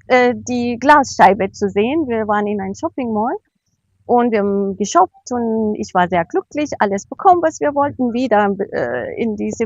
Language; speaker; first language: German; non-native, fluent; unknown